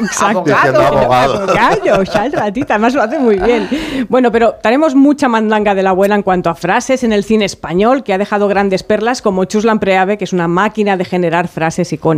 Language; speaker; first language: Spanish; native; Spanish